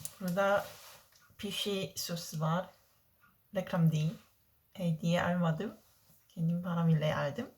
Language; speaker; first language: Turkish; non-native, learner; Korean